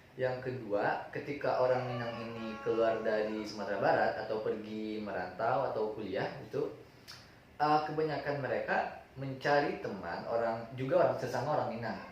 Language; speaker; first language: Indonesian; non-native, local second language; Minangkabau